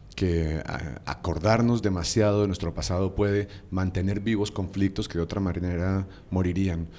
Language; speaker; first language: Spanish; native; Spanish